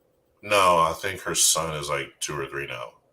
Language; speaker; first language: English; native; English